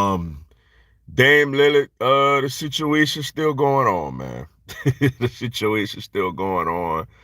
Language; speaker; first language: English; native; English